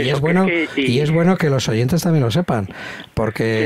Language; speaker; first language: Spanish; native; Spanish